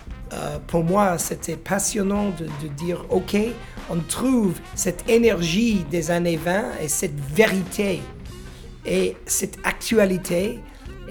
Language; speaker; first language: French; non-native, fluent; English